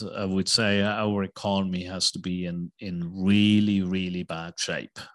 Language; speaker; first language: English; non-native, fluent; German